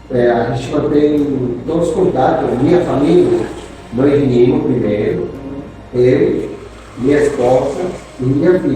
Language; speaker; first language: Portuguese; non-native, fluent; Spanish